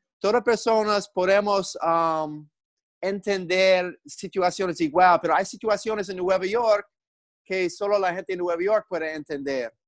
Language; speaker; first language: Spanish; non-native, learner; English